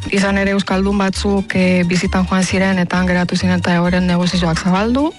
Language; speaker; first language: Basque; non-native, fluent; Romanian